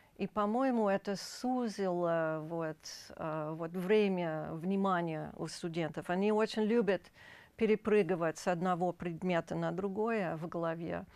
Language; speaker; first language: Russian; non-native, fluent; English